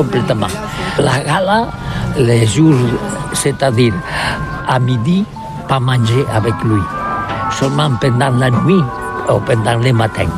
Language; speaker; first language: French; non-native, learner; Catalan